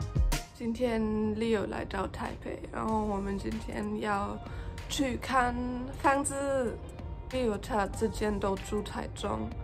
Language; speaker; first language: Chinese; early bilingual, heritage; German